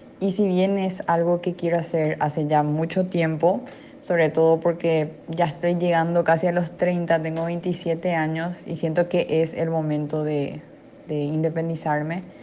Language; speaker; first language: Spanish; native; Spanish